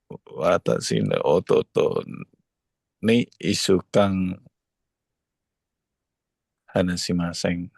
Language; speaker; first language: Japanese; non-native, learner; Indonesian